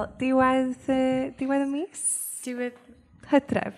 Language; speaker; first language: Welsh; native; Welsh